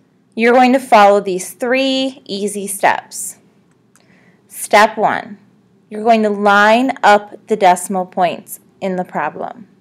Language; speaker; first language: English; native; English